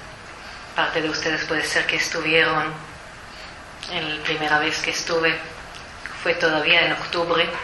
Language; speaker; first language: Spanish; early bilingual, heritage; Spanish